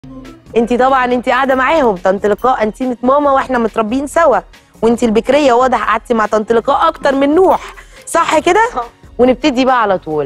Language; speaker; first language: Arabic; native; Arabic